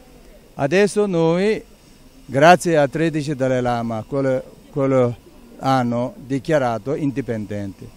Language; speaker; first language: Italian; non-native, learner; Tibetan